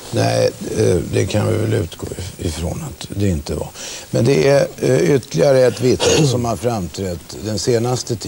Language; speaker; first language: Swedish; native; Swedish